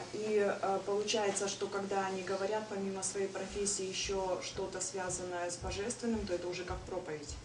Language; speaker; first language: Russian; native; Russian